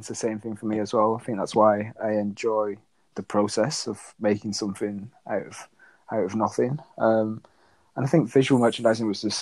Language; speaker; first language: English; native; English